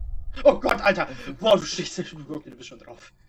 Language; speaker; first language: German; native; German